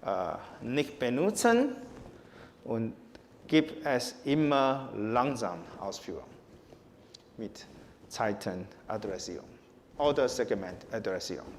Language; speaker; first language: German; non-native, learner; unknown